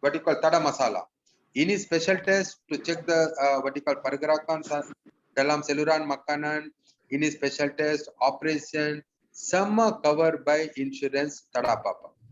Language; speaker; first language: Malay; non-native, local second language; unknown